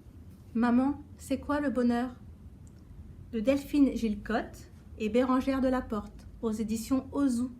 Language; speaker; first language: French; native; French